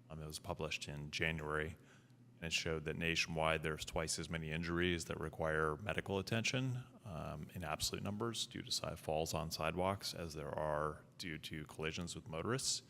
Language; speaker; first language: English; native; English